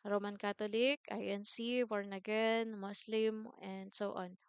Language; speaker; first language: English; non-native, local second language; Filipino